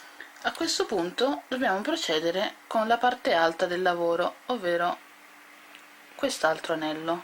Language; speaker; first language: Italian; native; Italian